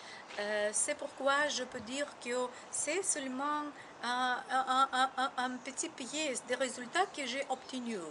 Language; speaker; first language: French; non-native, learner; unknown